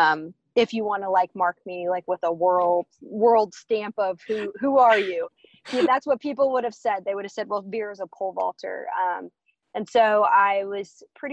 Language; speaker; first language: English; native; English